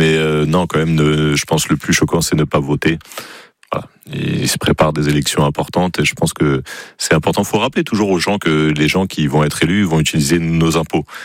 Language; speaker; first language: French; native; French